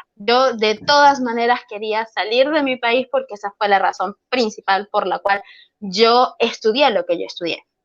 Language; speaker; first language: Spanish; native; Spanish